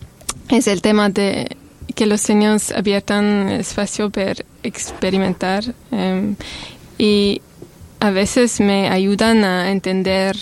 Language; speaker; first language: Spanish; non-native, learner; Italian